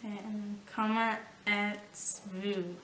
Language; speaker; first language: French; non-native, learner; English